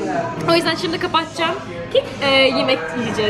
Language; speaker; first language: Turkish; early bilingual, heritage; Turkish